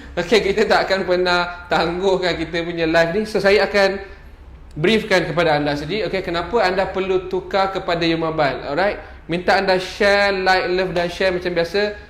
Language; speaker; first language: Malay; native; Malay